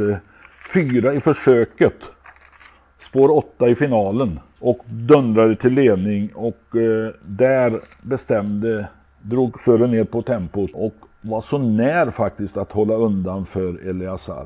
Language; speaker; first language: Swedish; native; Swedish